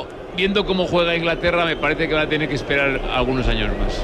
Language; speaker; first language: Spanish; native; Spanish